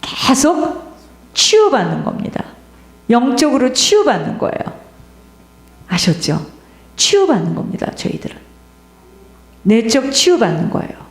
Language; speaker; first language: Korean; native; Korean